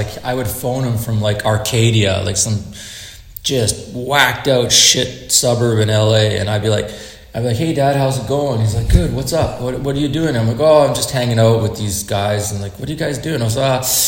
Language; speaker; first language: English; native; English